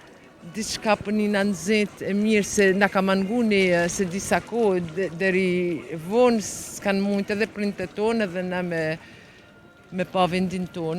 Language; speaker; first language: Albanian; early bilingual, heritage; Albanian